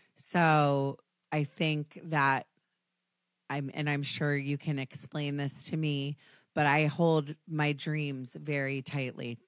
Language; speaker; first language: English; native; English